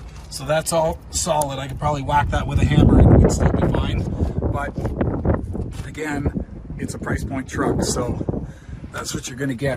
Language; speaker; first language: English; native; English